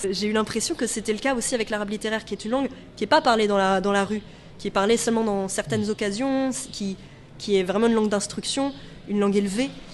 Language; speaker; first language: French; native; French